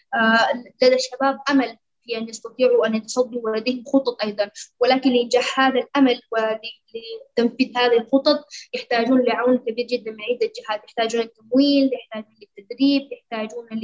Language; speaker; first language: Arabic; native; Arabic